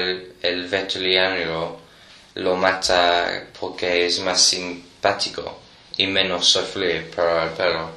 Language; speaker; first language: Spanish; non-native, learner; English